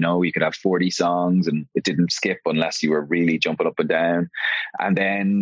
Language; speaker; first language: English; native; English